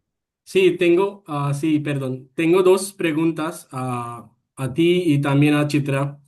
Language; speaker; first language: Spanish; non-native, learner; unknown